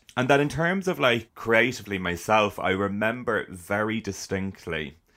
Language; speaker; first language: English; native; English